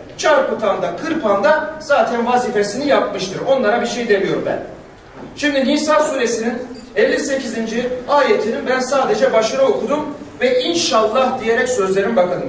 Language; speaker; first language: Turkish; non-native, local second language; Kurdish